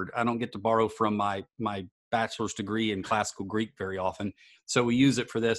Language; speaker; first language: English; native; English